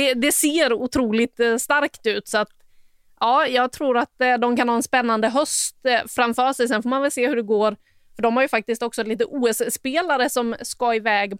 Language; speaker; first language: Swedish; native; Swedish